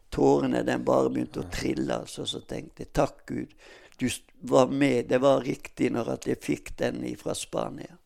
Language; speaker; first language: Norwegian; native; Norwegian